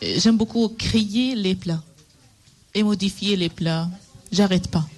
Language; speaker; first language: French; non-native, learner; Arabic